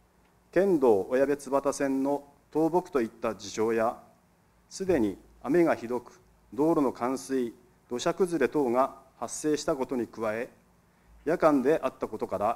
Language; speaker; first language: Japanese; native; Japanese